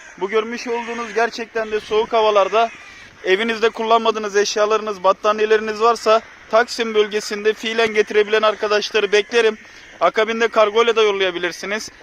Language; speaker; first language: Turkish; native; Turkish